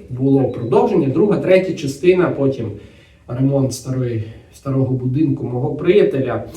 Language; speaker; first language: Ukrainian; non-native, local second language; Russian